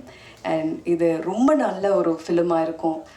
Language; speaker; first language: Tamil; non-native, fluent; Malayalam